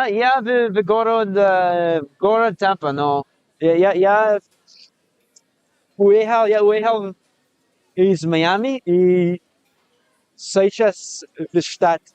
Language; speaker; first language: Russian; non-native, learner; English